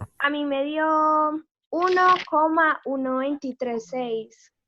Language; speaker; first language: Spanish; native; Spanish